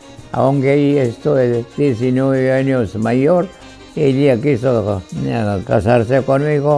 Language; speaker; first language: Spanish; non-native, fluent; Georgian